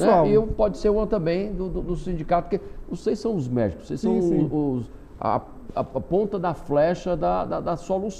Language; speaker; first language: Portuguese; native; Portuguese